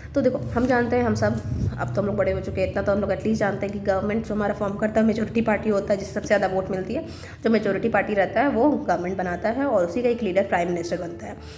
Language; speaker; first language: Hindi; native; Hindi